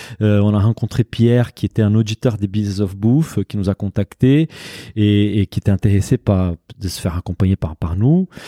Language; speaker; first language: French; non-native, fluent; Portuguese